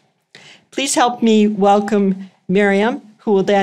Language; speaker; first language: English; native; English